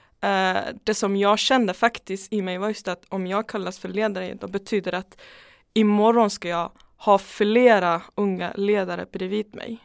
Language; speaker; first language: Swedish; non-native, fluent; Persian